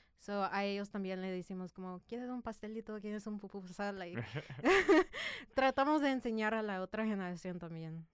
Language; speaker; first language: Spanish; early bilingual, other home language; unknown